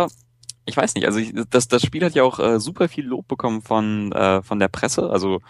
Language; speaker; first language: German; native; German